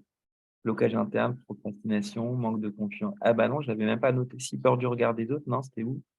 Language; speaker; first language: French; native; French